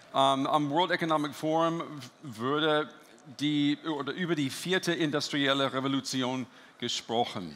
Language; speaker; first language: German; non-native, fluent; English